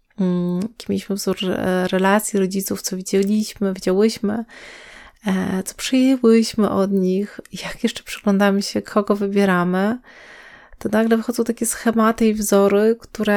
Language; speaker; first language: Polish; native; Polish